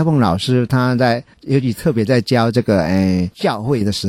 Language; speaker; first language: Chinese; native; Chinese